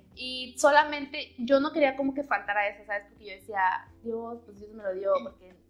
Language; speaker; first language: Spanish; native; Spanish